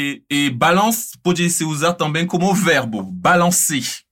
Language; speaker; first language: Portuguese; non-native, fluent; French